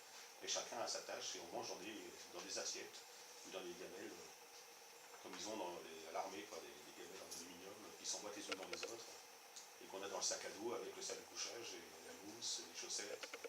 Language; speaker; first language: French; native; French